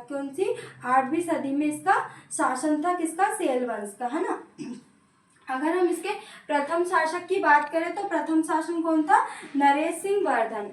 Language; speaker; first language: Hindi; native; Hindi